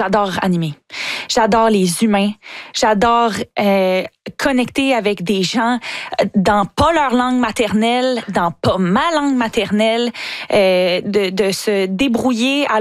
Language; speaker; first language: French; native; French